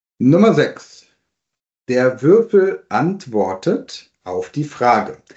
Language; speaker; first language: German; native; German